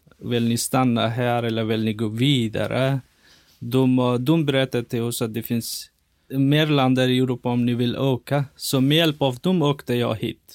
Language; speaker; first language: Swedish; non-native, fluent; Persian